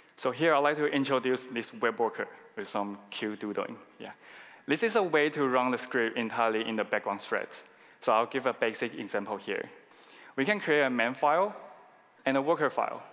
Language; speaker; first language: English; non-native, fluent; Chinese